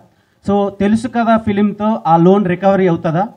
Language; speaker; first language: Telugu; native; Telugu